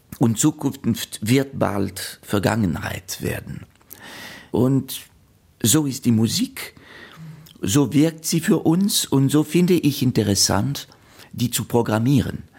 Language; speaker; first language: German; non-native, fluent; French